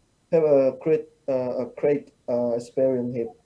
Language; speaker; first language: English; non-native, learner; Vietnamese